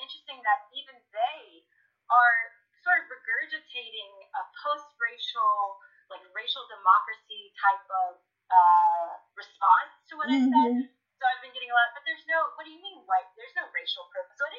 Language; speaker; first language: English; native; English